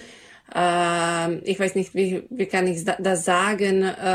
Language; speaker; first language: German; non-native, learner; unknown